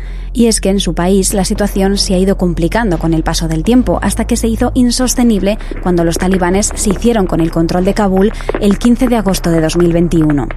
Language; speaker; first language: Spanish; native; Spanish